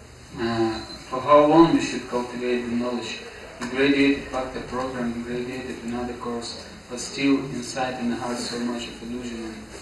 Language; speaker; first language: English; non-native, fluent; Russian